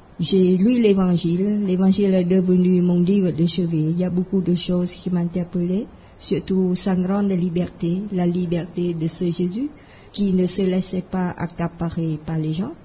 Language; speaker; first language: French; non-native, fluent; Khmer